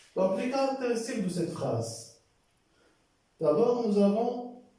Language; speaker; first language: French; non-native, local second language; Arabic